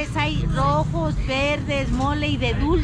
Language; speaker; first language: Spanish; native; Spanish